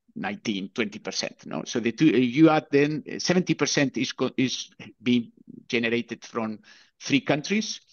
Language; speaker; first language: English; non-native, fluent; Spanish